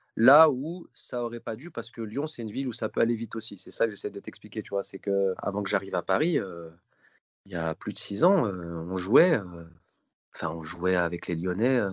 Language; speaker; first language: French; native; French